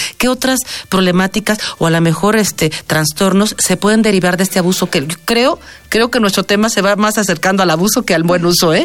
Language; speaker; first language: Spanish; native; Spanish